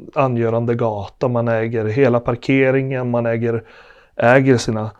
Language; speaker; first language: Swedish; native; Swedish